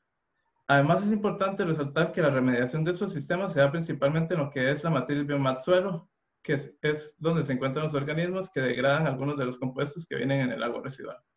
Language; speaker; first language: Spanish; native; Spanish